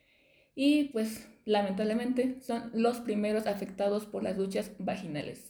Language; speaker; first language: Spanish; native; Spanish